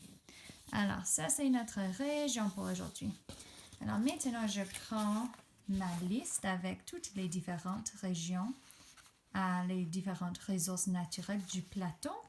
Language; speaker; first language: French; non-native, fluent; English